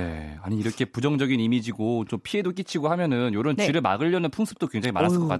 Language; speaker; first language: Korean; native; Korean